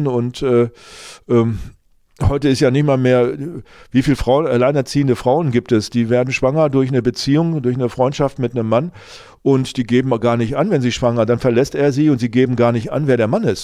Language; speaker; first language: German; native; German